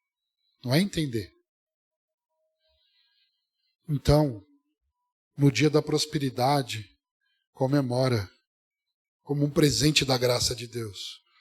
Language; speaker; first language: Portuguese; native; Portuguese